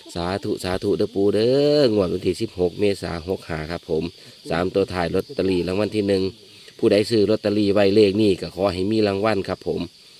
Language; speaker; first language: Thai; native; Thai